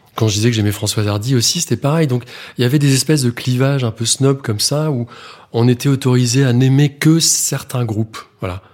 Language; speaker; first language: French; native; French